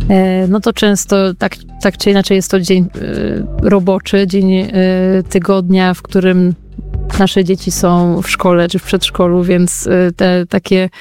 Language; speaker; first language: Polish; native; Polish